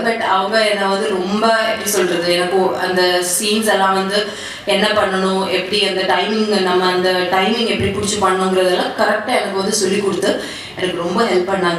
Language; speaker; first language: Tamil; non-native, learner; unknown